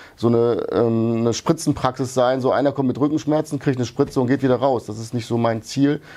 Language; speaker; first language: German; early bilingual, other home language; Hungarian